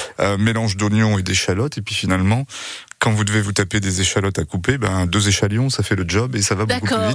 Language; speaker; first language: French; native; French